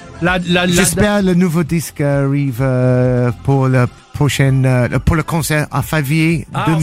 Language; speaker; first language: French; non-native, learner; English